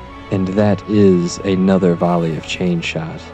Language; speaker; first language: English; native; English